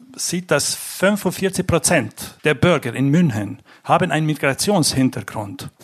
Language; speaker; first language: German; non-native, fluent; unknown